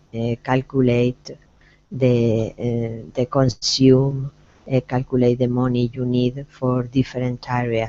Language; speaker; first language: English; non-native, learner; Spanish